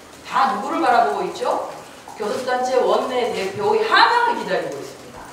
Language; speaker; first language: Korean; native; Korean